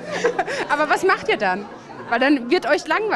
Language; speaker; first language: German; native; German